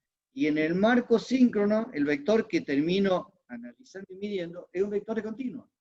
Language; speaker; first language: Spanish; native; Spanish